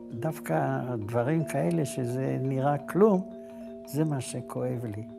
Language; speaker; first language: Hebrew; non-native, fluent; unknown